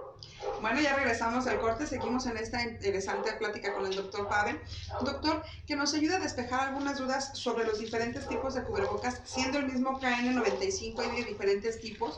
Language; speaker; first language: Spanish; native; Spanish